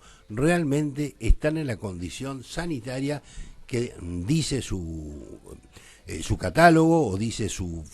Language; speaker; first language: Spanish; native; Spanish